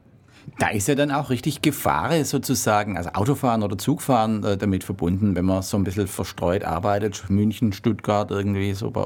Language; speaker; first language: German; native; German